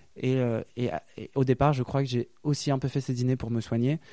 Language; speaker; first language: French; native; French